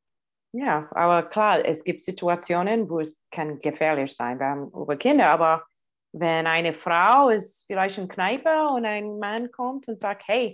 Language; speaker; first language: German; non-native, fluent; English